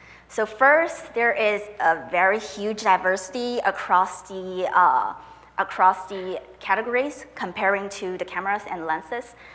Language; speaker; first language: English; non-native, fluent; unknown